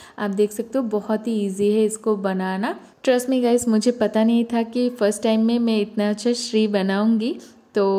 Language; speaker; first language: Hindi; non-native, local second language; Bangla